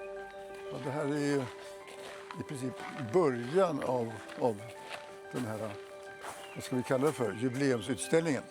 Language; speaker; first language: Swedish; native; Swedish